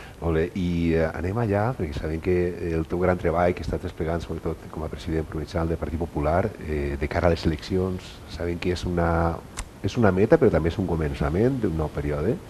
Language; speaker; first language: Catalan; native; Catalan